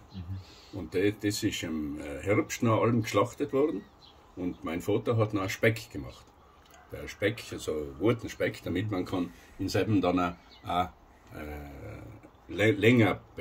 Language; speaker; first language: German; native; German